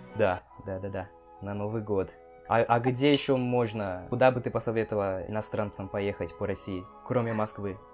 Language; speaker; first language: Russian; non-native, fluent; Portuguese